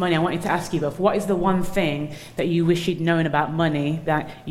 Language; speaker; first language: English; native; English